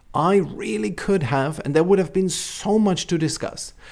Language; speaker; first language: English; non-native, fluent; Czech